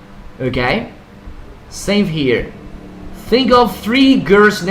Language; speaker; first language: English; non-native, fluent; Spanish